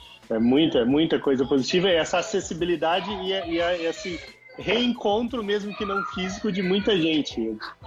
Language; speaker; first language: Portuguese; native; Portuguese